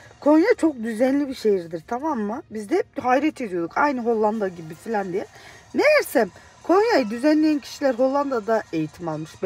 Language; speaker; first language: Turkish; native; Turkish